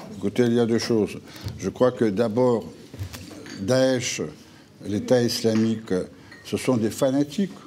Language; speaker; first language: French; non-native, fluent; Russian